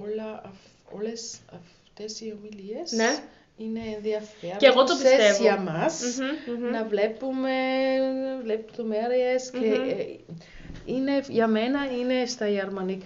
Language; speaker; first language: Greek; non-native, learner; German